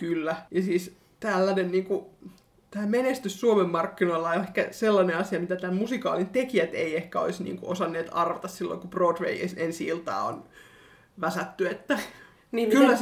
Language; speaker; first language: Finnish; native; Finnish